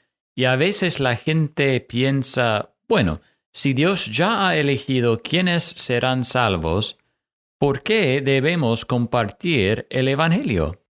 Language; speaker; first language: Spanish; non-native, fluent; English